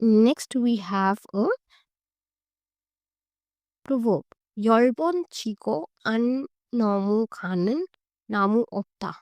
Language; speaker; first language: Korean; non-native, learner; Hindi